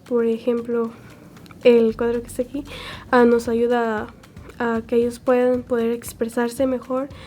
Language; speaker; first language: Spanish; early bilingual, other home language; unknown